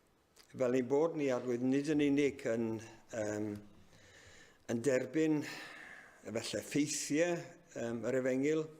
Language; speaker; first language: Welsh; native; Welsh